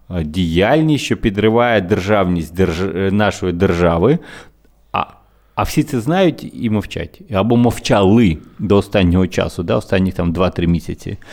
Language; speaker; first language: Ukrainian; native; Ukrainian